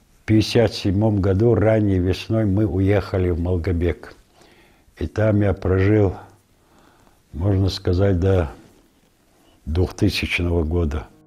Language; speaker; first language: Russian; non-native, local second language; Ingush